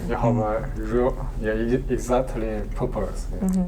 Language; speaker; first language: English; non-native, learner; Chinese